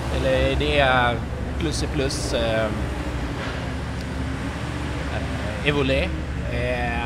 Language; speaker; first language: French; non-native, learner; Swedish